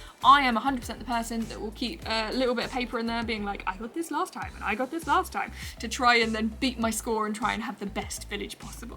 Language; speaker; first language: English; native; English